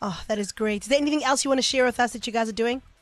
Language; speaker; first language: English; native; English